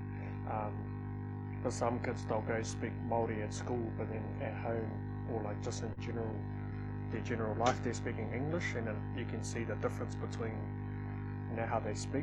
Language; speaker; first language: English; non-native, local second language; Māori